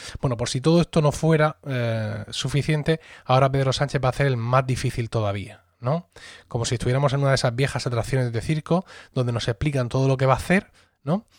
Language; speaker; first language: Spanish; native; Spanish